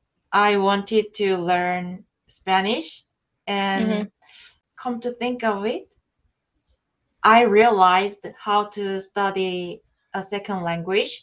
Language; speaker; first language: English; non-native, learner; Korean